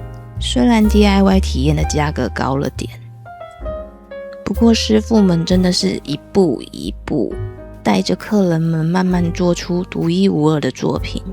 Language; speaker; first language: Chinese; native; Chinese